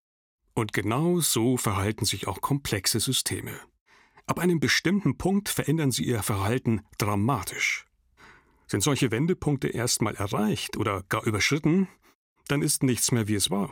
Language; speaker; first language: German; native; German